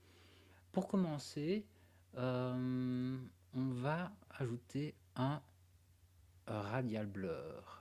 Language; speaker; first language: French; native; French